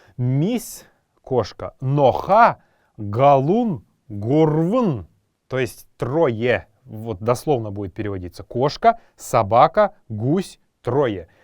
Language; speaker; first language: Russian; native; Russian